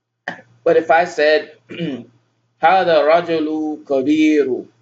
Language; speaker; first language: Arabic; non-native, fluent; English